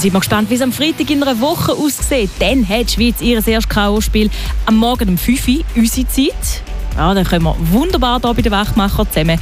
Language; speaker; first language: German; native; German